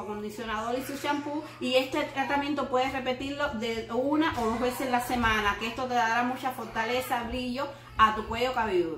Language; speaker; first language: Spanish; native; Spanish